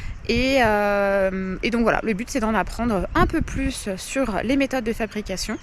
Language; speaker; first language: French; native; French